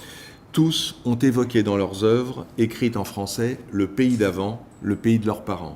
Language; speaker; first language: French; native; French